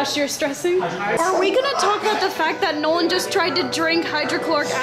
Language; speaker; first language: English; native; English